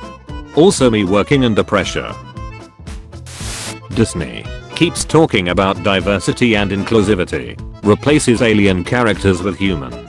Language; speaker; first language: English; native; English